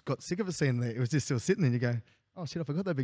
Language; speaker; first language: English; native; English